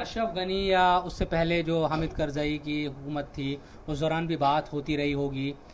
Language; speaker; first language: Hindi; native; Hindi